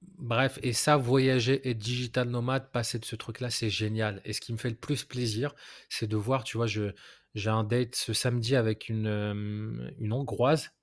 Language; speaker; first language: French; non-native, local second language; Arabic